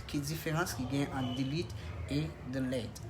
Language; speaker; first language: French; non-native, local second language; Haitian Creole